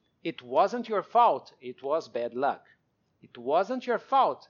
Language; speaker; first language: English; non-native, fluent; Portuguese